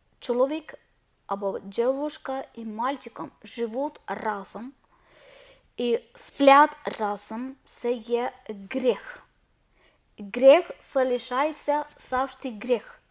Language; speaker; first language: Ukrainian; non-native, learner; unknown